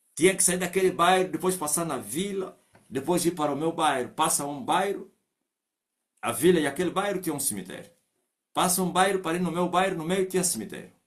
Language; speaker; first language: Portuguese; non-native, local second language; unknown